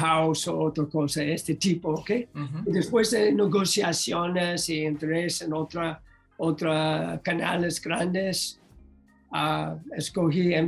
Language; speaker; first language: Spanish; non-native, learner; English